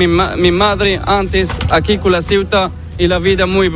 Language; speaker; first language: Spanish; non-native, learner; Arabic